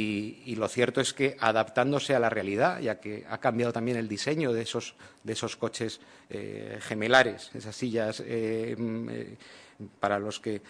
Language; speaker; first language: Spanish; native; Spanish